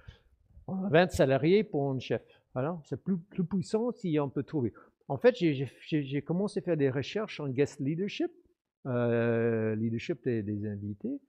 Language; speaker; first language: French; non-native, fluent; English